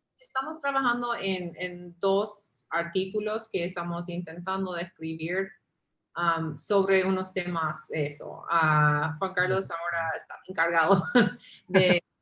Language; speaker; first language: Spanish; early bilingual, heritage; English